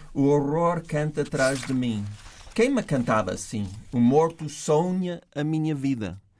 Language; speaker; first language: Portuguese; non-native, fluent; English